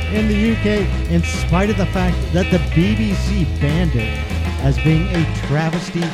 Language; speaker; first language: English; native; English